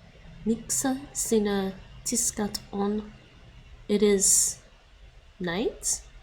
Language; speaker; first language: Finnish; non-native, learner; English